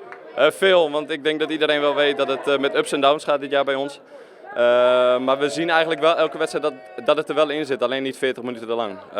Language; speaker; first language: Dutch; native; Dutch